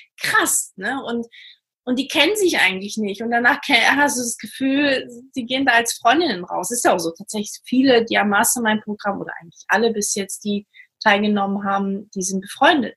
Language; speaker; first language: German; non-native, fluent; Portuguese